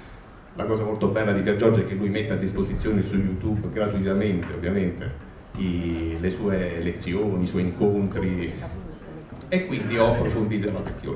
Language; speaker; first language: Italian; native; Italian